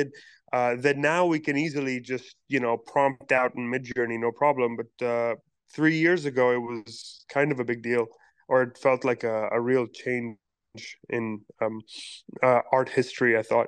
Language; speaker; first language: English; non-native, local second language; Pashto